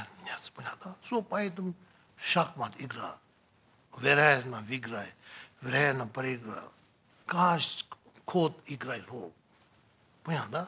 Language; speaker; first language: Russian; non-native, learner; Tibetan